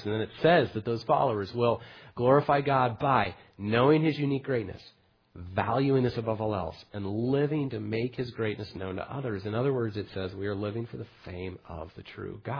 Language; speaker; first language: English; native; English